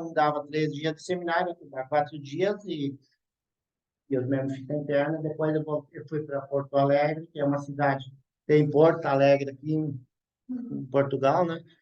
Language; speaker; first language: Portuguese; native; Portuguese